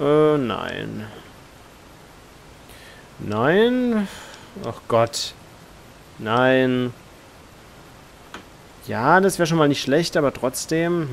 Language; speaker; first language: German; native; German